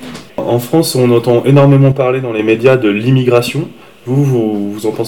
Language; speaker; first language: French; native; French